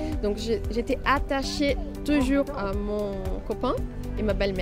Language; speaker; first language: French; non-native, learner; Portuguese